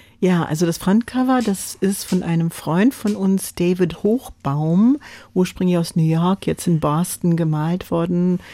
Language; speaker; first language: German; non-native, fluent; English